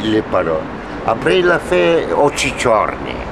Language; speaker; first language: French; non-native, learner; Russian